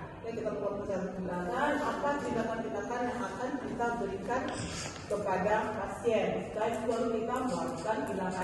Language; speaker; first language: Indonesian; native; Indonesian